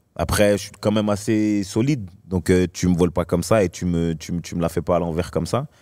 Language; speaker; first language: French; native; French